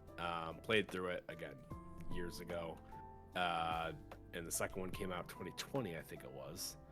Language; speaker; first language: English; native; English